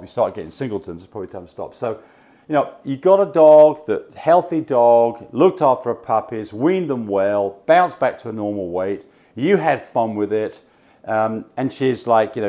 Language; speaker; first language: English; native; English